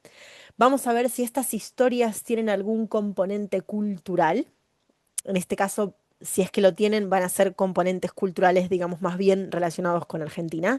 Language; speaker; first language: Spanish; native; Spanish